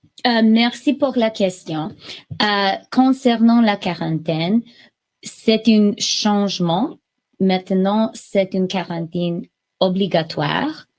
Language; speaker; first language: French; non-native, local second language; English